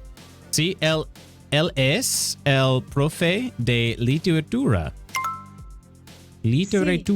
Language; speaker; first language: Spanish; non-native, learner; English